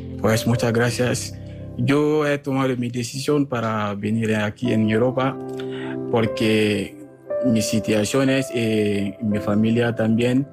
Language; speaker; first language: Spanish; non-native, fluent; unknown